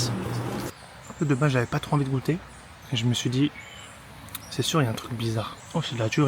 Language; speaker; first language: French; native; French